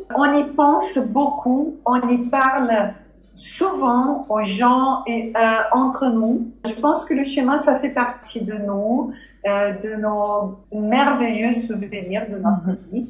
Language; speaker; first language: French; non-native, fluent; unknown